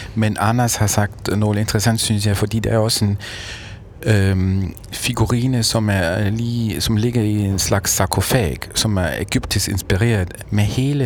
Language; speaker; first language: Danish; non-native, fluent; German